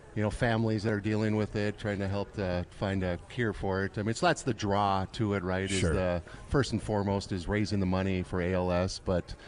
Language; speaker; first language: English; native; English